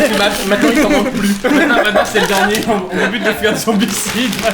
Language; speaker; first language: French; native; French